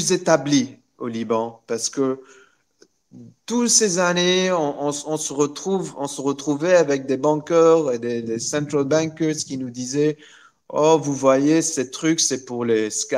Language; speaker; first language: French; non-native, local second language; Arabic